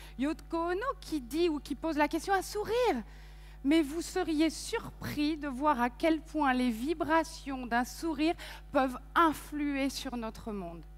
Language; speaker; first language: French; native; French